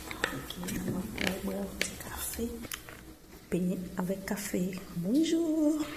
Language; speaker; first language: French; non-native, learner; Haitian Creole